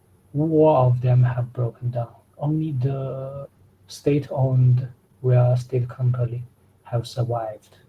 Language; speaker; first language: English; non-native, learner; Chinese